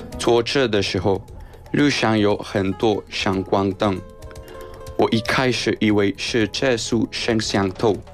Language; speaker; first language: Chinese; non-native, learner; Spanish